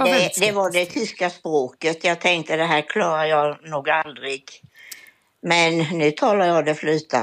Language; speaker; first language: Swedish; native; Swedish